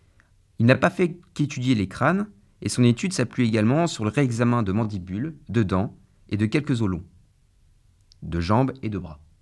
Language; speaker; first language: French; native; French